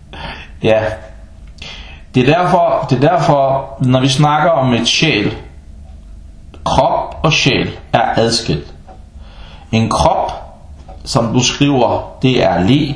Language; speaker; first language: Danish; non-native, fluent; Arabic